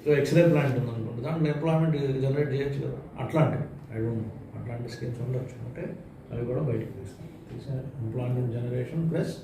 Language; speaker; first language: Telugu; native; Telugu